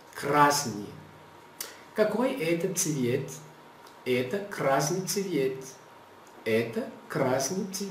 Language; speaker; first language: Russian; non-native, learner; Portuguese